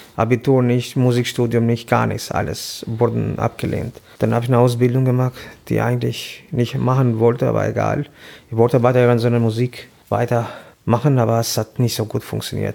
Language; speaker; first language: German; non-native, fluent; Albanian